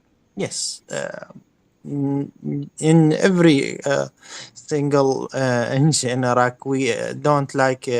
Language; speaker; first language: English; non-native, learner; Arabic